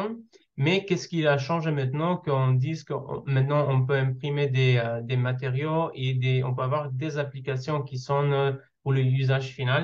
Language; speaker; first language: French; non-native, learner; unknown